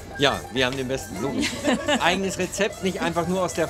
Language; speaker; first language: German; native; German